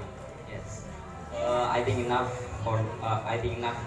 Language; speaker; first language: English; non-native, learner; Indonesian